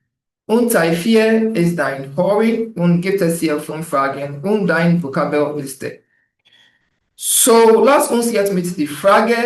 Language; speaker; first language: German; non-native, fluent; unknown